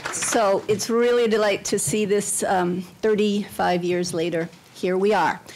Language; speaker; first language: English; native; English